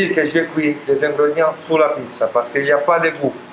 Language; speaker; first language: French; non-native, learner; Italian